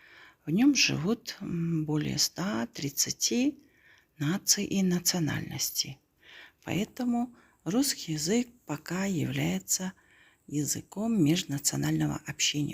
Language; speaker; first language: Russian; non-native, local second language; Kazakh